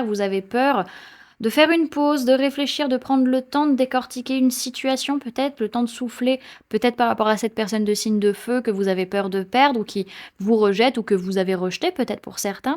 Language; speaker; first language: French; native; French